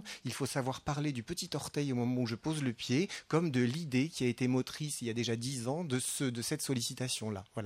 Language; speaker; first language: French; native; French